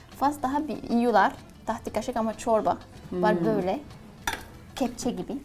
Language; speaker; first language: Turkish; non-native, learner; Arabic